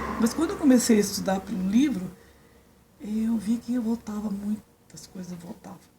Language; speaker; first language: Portuguese; early bilingual, other home language; Serbian